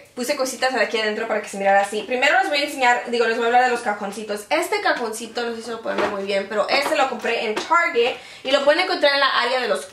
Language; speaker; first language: Spanish; early bilingual, heritage; Spanish